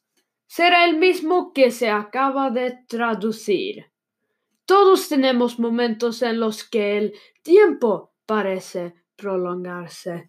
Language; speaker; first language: Spanish; non-native, learner; Swedish